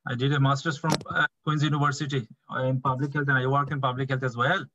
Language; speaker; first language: English; non-native, local second language; Bangla